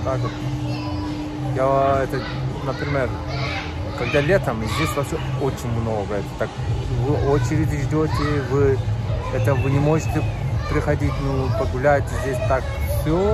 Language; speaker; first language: Russian; non-native, learner; Turkish